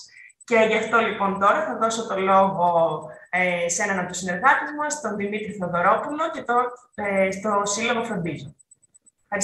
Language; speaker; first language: Greek; native; Greek